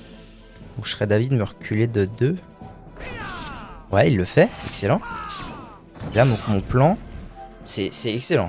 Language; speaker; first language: French; native; French